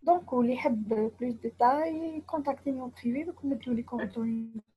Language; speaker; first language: French; non-native, local second language; Arabic